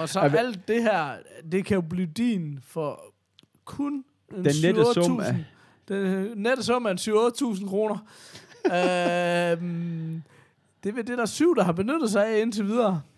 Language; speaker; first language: Danish; native; Danish